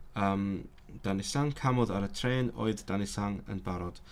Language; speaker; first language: Welsh; non-native, learner; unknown